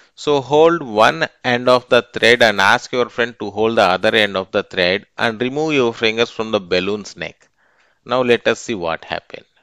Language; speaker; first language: English; non-native, local second language; Telugu